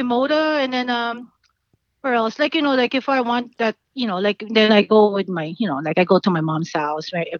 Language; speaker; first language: English; non-native, local second language; Filipino